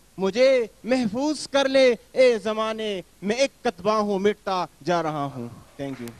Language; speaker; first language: Urdu; non-native, local second language; Pashto